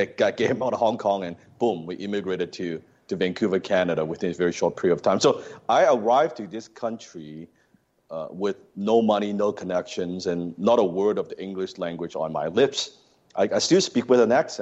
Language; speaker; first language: English; non-native, local second language; Cantonese